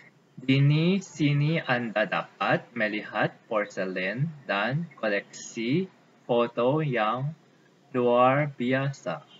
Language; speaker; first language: Indonesian; non-native, learner; Filipino